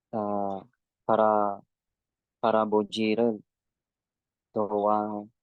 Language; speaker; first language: Korean; non-native, learner; Filipino